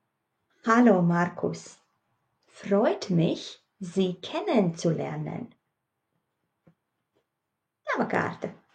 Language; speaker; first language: German; non-native, fluent; Latvian